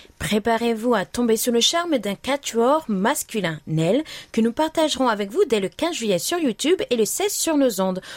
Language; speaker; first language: French; native; French